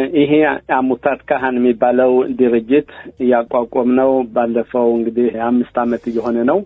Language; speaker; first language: Amharic; native; Amharic